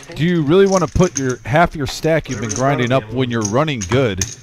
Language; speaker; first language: English; native; English